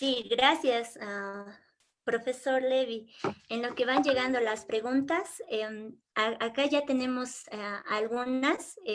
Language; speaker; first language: Spanish; native; Spanish